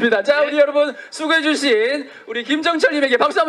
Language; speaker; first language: Korean; native; Korean